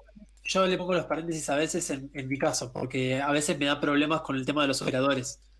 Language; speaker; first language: Spanish; native; Spanish